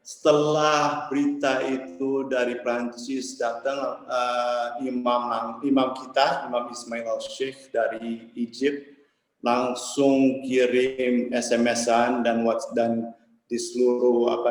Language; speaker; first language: Indonesian; early bilingual, heritage; English